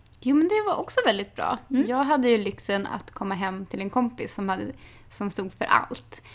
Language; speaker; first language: Swedish; native; Swedish